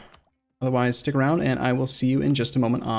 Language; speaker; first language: English; native; English